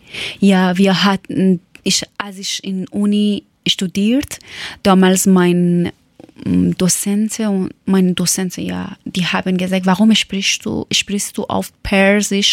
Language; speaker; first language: German; non-native, learner; Persian